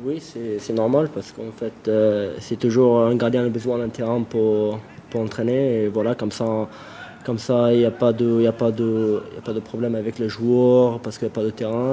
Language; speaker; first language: French; non-native, learner; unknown